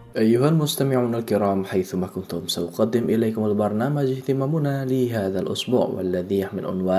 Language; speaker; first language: Arabic; non-native, fluent; Indonesian